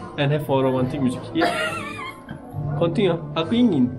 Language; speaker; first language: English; non-native, learner; Turkish